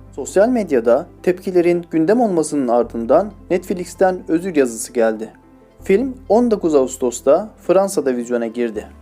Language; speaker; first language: Turkish; native; Turkish